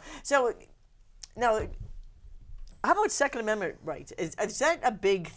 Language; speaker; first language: English; native; English